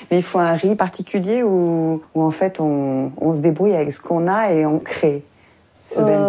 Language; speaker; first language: French; native; French